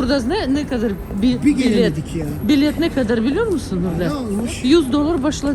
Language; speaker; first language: Turkish; non-native, learner; Russian